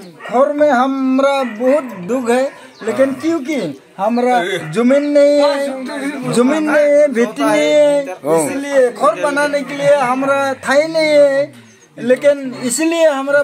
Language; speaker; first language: Hindi; non-native, local second language; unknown